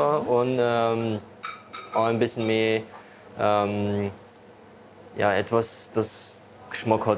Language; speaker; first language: German; non-native, local second language; French